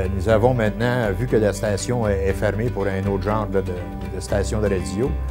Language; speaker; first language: French; native; French